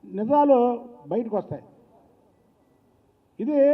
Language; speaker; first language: Telugu; native; Telugu